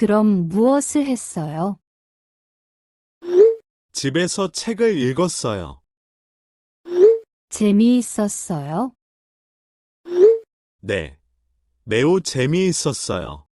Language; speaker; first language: Korean; non-native, fluent; Turkish